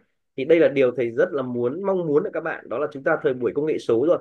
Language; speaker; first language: Vietnamese; native; Vietnamese